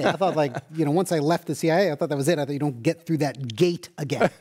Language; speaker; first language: English; native; English